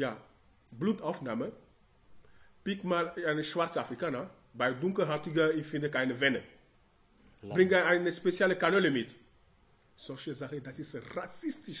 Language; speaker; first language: German; non-native, learner; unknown